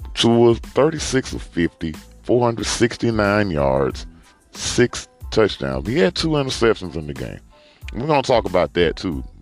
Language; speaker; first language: English; native; English